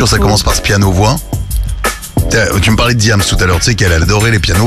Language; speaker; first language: French; native; French